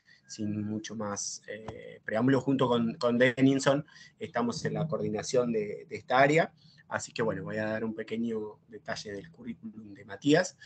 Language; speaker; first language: Spanish; native; Spanish